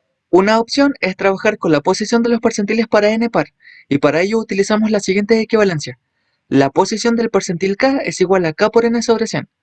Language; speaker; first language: Spanish; native; Spanish